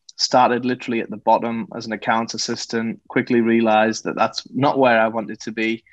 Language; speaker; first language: English; native; English